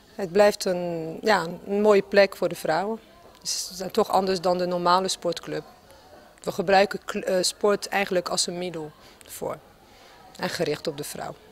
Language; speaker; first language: Dutch; non-native, fluent; French